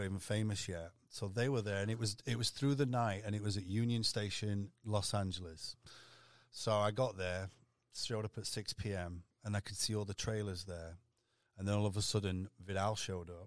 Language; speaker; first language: English; native; English